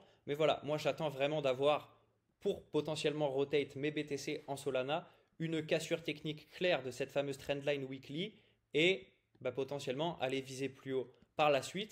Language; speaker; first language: French; native; French